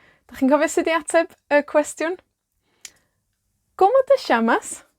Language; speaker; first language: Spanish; non-native, fluent; Welsh